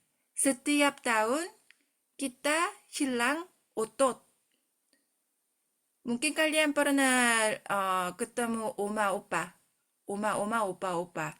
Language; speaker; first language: Indonesian; non-native, fluent; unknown